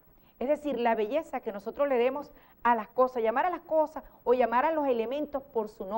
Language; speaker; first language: Spanish; native; Spanish